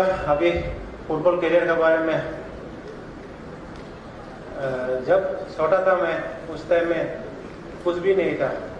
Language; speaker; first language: Hindi; non-native, local second language; Bodo